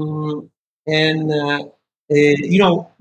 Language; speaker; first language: English; non-native, fluent; French